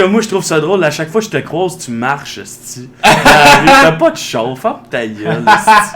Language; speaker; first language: French; native; French